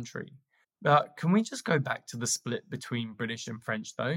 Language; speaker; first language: English; native; English